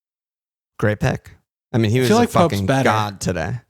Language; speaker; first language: English; native; English